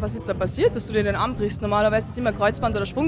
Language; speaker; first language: German; native; German